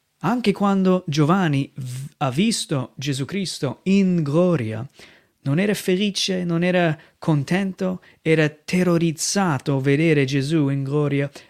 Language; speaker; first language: Italian; non-native, fluent; English